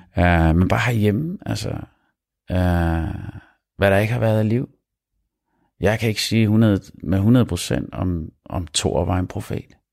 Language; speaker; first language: Danish; early bilingual, other home language; Arabic